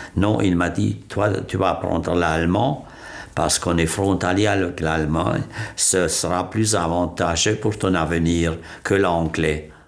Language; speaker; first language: French; non-native, local second language; Swiss German